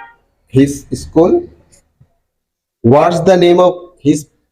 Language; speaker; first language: English; non-native, fluent; Bangla